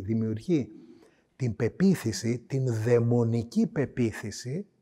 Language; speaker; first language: Greek; native; Greek